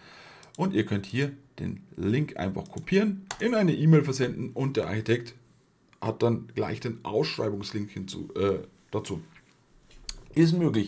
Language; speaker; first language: German; native; German